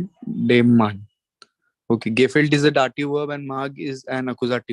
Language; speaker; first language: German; non-native, learner; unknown